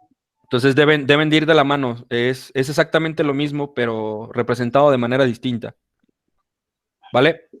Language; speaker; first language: Spanish; native; Spanish